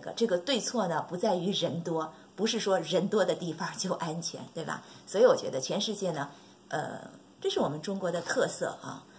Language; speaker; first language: Chinese; native; Chinese